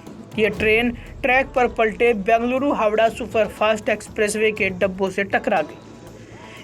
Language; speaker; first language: Hindi; native; Hindi